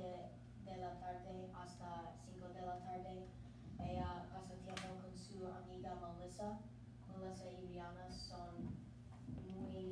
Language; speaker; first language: Spanish; non-native, learner; English